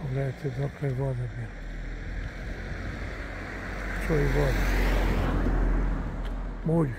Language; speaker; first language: Croatian; native; Croatian